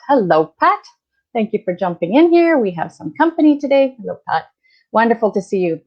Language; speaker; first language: English; native; English